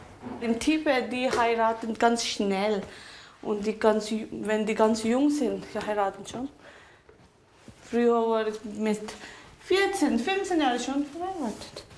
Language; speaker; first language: German; non-native, local second language; Tibetan